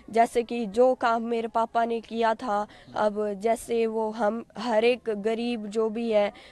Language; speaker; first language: Hindi; native; Hindi